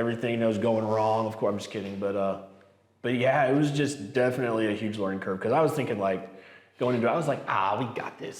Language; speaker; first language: English; native; English